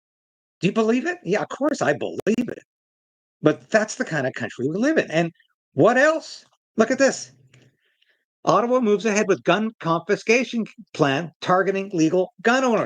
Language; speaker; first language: English; native; English